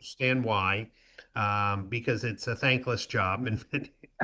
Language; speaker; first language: English; native; English